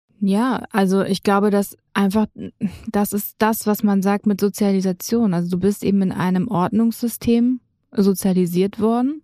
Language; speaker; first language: German; native; German